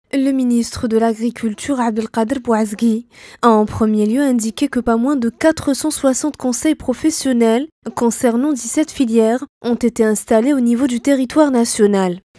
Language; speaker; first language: French; non-native, local second language; Arabic